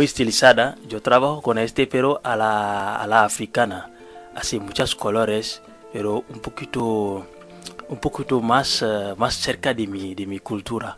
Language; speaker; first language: Spanish; non-native, learner; Wolof